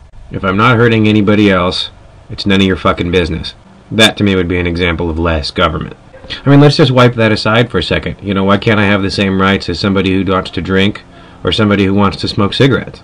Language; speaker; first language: English; native; English